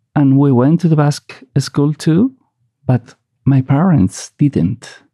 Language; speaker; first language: English; non-native, fluent; Spanish